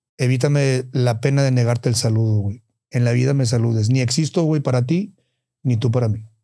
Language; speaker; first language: Spanish; native; Spanish